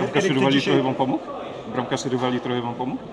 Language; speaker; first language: Polish; native; Polish